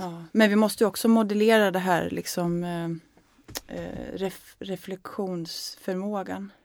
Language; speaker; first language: Swedish; native; Swedish